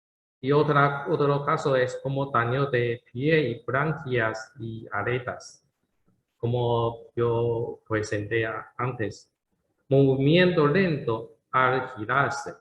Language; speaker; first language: Spanish; non-native, learner; Chinese